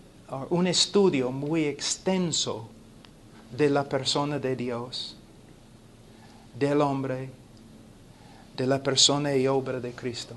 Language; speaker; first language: Spanish; non-native, fluent; English